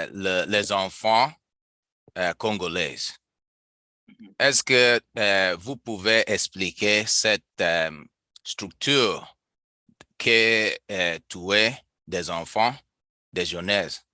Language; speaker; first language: French; non-native, learner; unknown